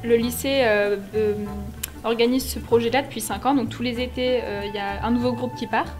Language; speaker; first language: French; native; French